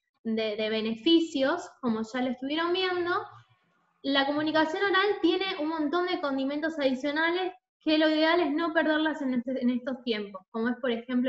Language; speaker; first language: Spanish; native; Spanish